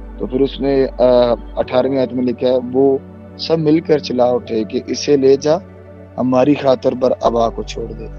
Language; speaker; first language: Urdu; non-native, local second language; Punjabi